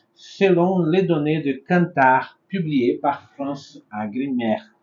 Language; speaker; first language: French; non-native, fluent; Portuguese